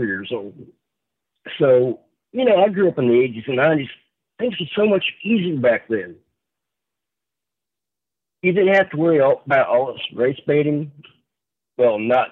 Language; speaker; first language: English; native; English